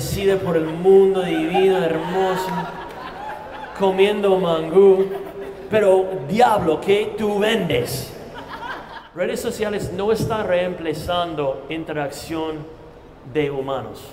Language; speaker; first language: Spanish; non-native, fluent; English